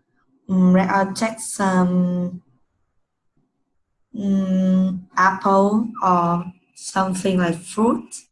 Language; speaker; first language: English; non-native, learner; Vietnamese